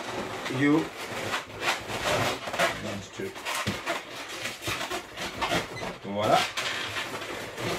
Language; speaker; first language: English; non-native, learner; Italian